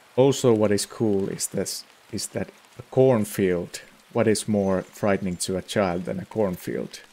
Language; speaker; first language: English; non-native, fluent; Finnish